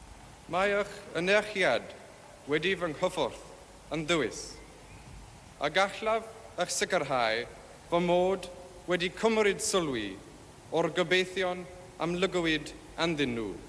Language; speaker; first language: Welsh; non-native, learner; English